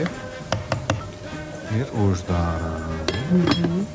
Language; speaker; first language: Lithuanian; non-native, learner; Turkish